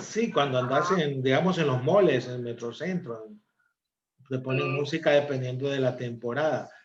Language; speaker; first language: Spanish; native; Spanish